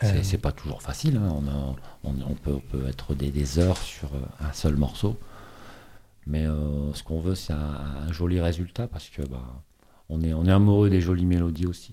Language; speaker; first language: French; native; French